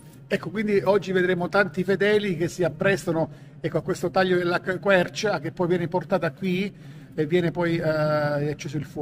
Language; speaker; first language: Italian; native; Italian